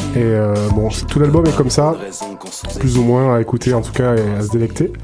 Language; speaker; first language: French; native; French